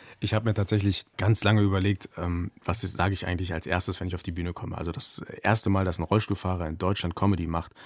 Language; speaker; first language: German; native; German